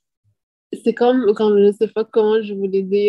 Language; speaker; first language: French; non-native, learner; Arabic